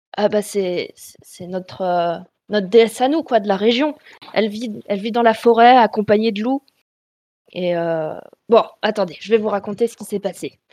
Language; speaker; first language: French; native; French